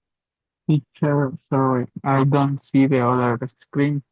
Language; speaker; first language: English; non-native, learner; Spanish